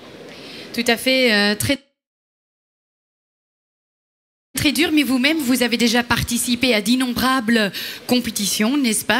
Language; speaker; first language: French; native; French